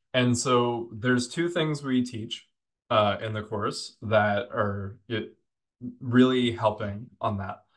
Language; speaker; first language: English; native; English